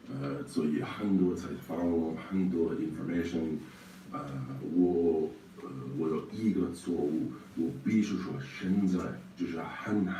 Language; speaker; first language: Chinese; non-native, learner; English